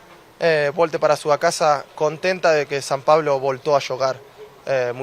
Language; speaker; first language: Portuguese; non-native, fluent; Spanish